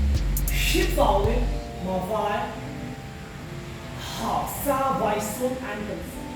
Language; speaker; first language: Vietnamese; non-native, learner; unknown